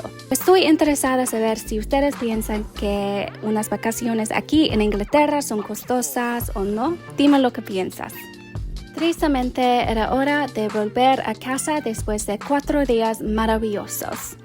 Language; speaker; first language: Spanish; non-native, learner; English